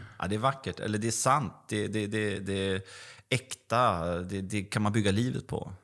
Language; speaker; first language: Swedish; native; Swedish